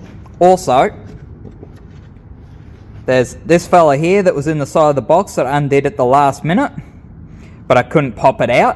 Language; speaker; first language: English; native; English